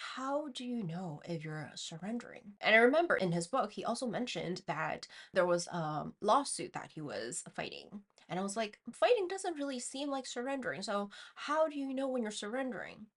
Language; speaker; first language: English; non-native, fluent; Chinese